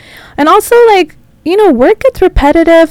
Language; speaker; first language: English; early bilingual, other home language; Spanish